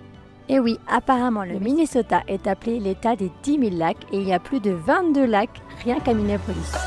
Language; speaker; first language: French; native; French